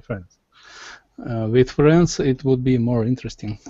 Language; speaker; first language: English; non-native, learner; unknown